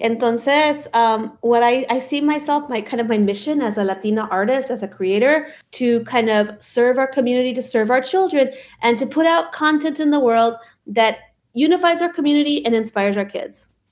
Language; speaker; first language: English; early bilingual, other home language; Spanish